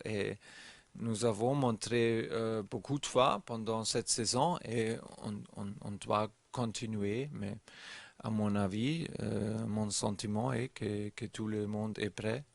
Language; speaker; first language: French; non-native, learner; German